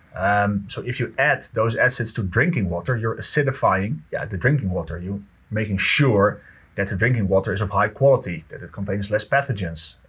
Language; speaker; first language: English; non-native, fluent; Dutch